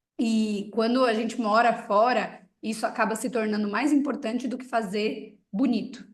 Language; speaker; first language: Portuguese; native; Portuguese